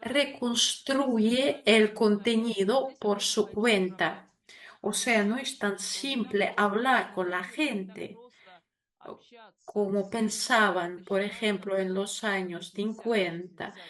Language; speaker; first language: Spanish; non-native, fluent; Russian